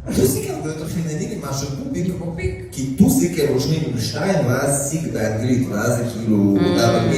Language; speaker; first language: Hebrew; native; Hebrew